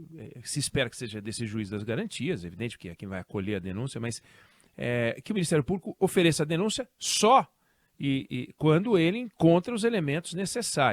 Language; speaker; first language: Portuguese; native; Portuguese